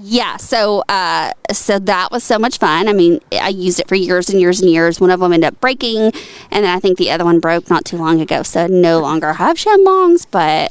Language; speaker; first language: English; native; English